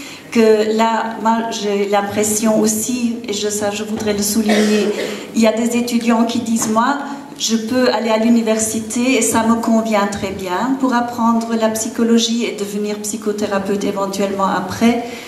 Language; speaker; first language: French; non-native, fluent; German